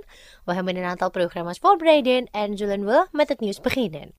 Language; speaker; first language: Dutch; non-native, fluent; Indonesian